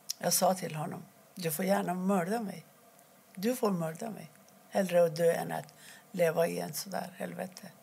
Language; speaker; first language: Swedish; non-native, fluent; Persian